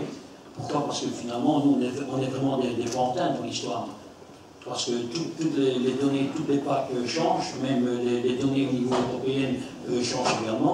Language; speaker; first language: French; native; French